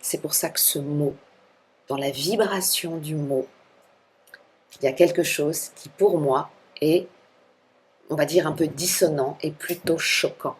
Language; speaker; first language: French; native; French